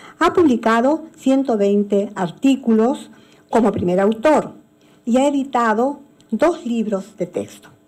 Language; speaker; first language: Spanish; native; Spanish